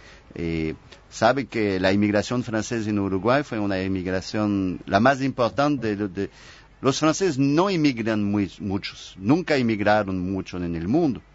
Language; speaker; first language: Portuguese; non-native, fluent; French